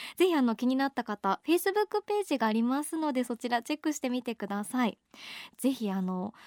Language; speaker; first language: Japanese; native; Japanese